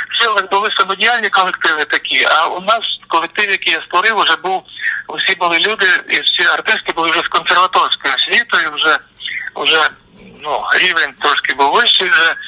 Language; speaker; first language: Ukrainian; native; Ukrainian